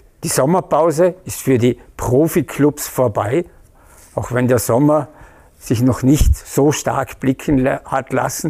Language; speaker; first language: German; native; German